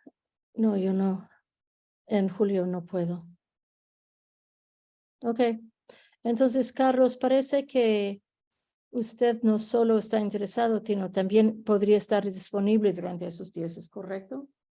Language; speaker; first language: Spanish; early bilingual, heritage; Spanish